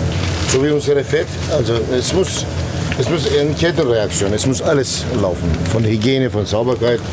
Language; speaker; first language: German; non-native, local second language; Turkish